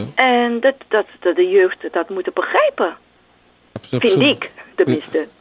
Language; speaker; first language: Dutch; non-native, fluent; Chinese